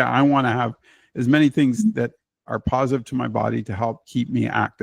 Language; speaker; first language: English; native; English